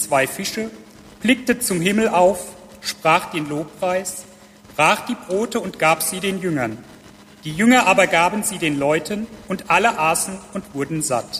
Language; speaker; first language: German; native; German